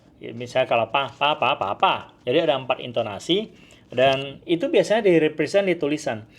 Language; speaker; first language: Indonesian; non-native, local second language; Hakka Chinese